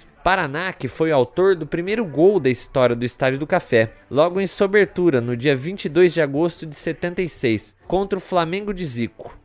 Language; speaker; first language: Portuguese; native; Portuguese